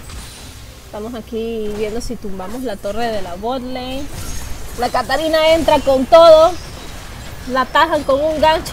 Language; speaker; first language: Spanish; native; Spanish